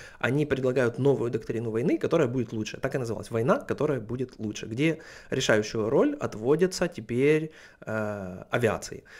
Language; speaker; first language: Russian; native; Russian